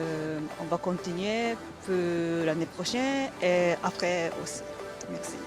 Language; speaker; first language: French; non-native, learner; Japanese